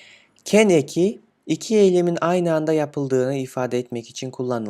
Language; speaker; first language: Turkish; non-native, fluent; Kyrgyz